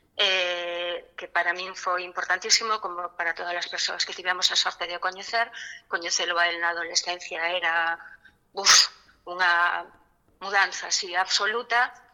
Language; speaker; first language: Galician; non-native, local second language; Spanish